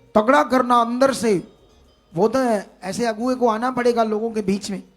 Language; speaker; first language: Hindi; non-native, local second language; Punjabi